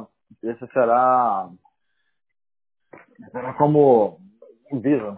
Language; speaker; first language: Spanish; non-native, learner; Portuguese